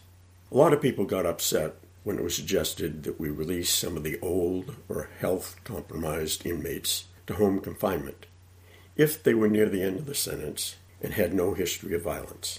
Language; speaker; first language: English; native; English